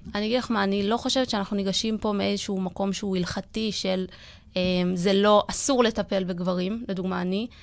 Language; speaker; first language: Hebrew; native; Hebrew